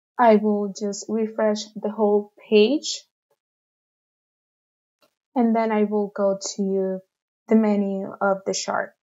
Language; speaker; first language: English; non-native, fluent; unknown